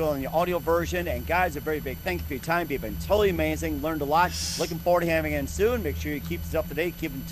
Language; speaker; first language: English; native; English